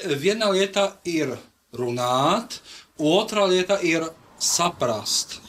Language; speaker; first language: Latvian; non-native, learner; Czech